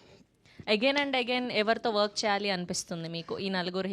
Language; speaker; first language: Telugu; native; Telugu